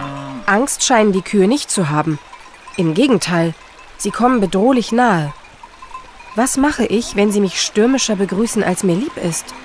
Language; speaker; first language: German; native; German